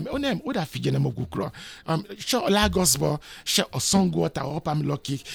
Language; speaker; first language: Hungarian; non-native, learner; Yoruba